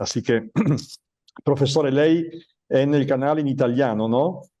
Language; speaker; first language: Italian; non-native, fluent; Spanish